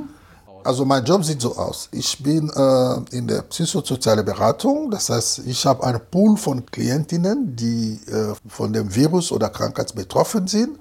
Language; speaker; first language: German; non-native, fluent; Lingala